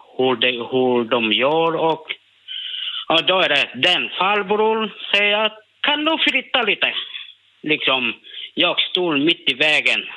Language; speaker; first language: Swedish; non-native, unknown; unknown